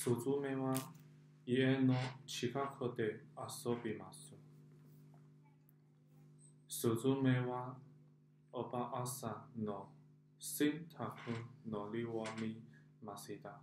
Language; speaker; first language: Japanese; non-native, learner; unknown